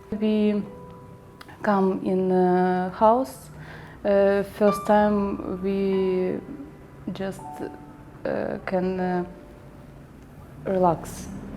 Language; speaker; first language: English; non-native, learner; Ukrainian